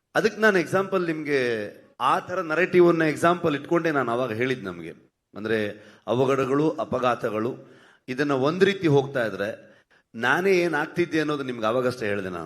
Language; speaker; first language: Kannada; native; Kannada